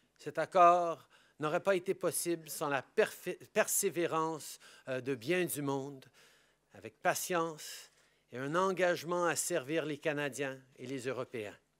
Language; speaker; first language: French; native; French